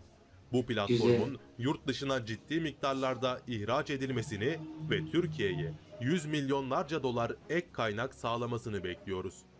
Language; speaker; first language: Turkish; native; Turkish